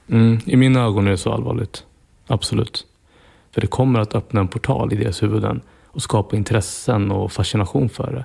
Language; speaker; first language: Swedish; native; Swedish